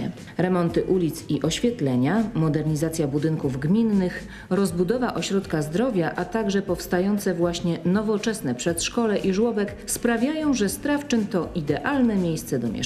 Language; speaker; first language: Polish; native; Polish